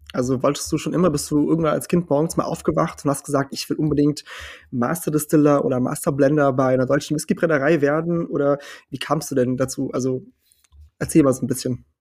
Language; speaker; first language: German; early bilingual, heritage; German